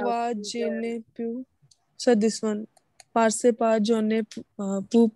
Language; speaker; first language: French; non-native, learner; Hindi